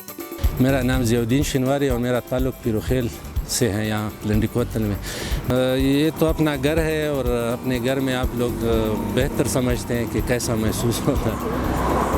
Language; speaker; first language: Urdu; non-native, local second language; Pashto